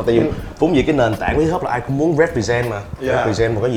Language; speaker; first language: Vietnamese; native; Vietnamese